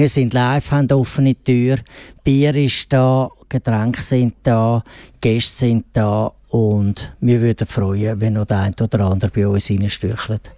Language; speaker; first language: German; native; German